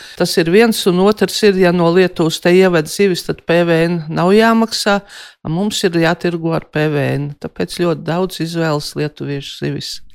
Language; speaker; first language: Latvian; native; Latvian